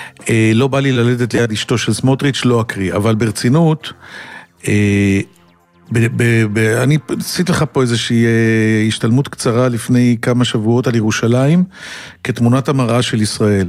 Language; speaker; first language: Hebrew; native; Hebrew